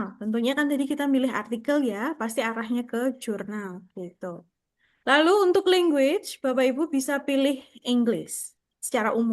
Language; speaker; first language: Indonesian; native; Indonesian